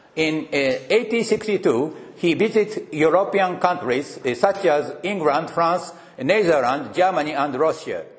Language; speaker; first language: English; non-native, fluent; Japanese